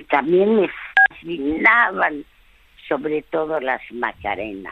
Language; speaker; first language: Spanish; early bilingual, other home language; French